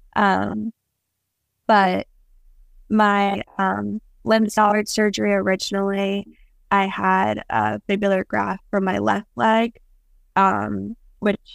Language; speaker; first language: English; native; English